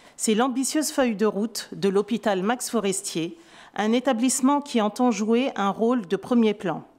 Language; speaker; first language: French; native; French